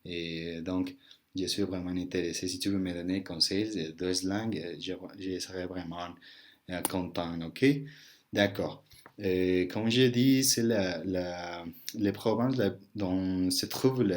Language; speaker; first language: French; non-native, learner; Spanish